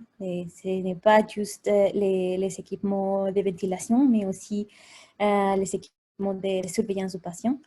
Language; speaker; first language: French; non-native, fluent; Spanish